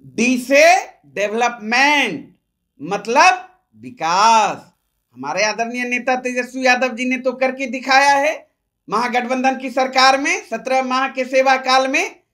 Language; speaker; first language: Hindi; native; Hindi